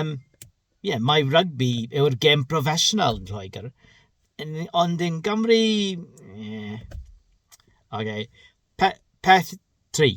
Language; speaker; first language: Welsh; non-native, learner; English